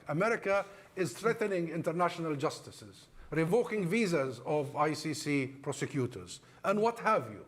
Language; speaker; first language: English; non-native, fluent; Arabic